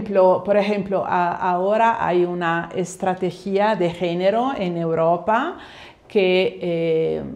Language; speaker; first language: Spanish; non-native, fluent; Italian